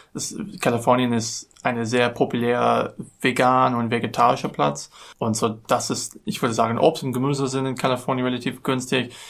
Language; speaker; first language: German; non-native, learner; English